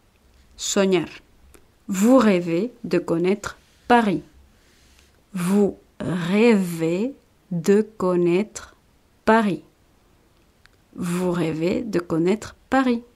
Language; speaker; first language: French; non-native, fluent; Spanish